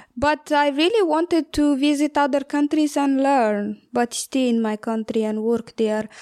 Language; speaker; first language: English; non-native, learner; Persian